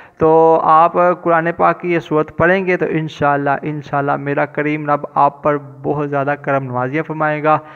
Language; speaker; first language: Urdu; non-native, local second language; Punjabi